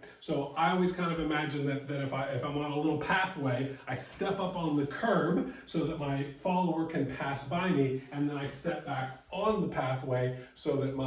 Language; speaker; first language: English; native; English